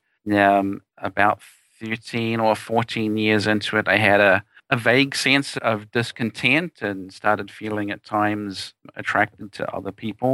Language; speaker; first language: English; native; English